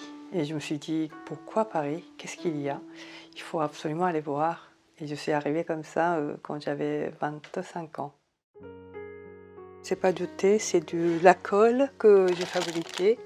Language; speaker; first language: French; non-native, fluent; Japanese